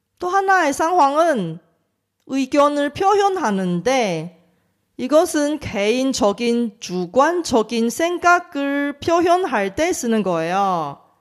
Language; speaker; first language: Korean; non-native, fluent; Chinese